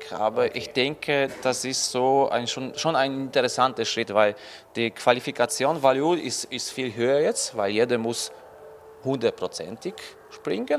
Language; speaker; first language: German; non-native, learner; Polish